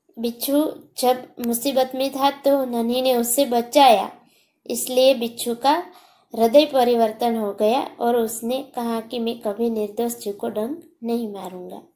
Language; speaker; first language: Hindi; non-native, local second language; Gujarati